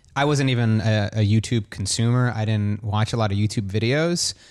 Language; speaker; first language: English; native; English